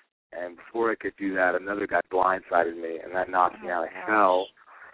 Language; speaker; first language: English; native; English